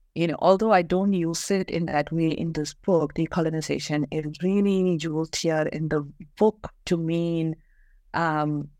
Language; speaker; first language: English; non-native, local second language; Malayalam